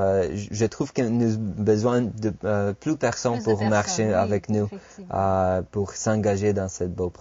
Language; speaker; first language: French; non-native, fluent; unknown